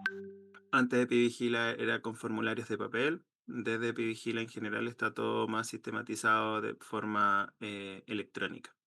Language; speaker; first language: Spanish; native; Spanish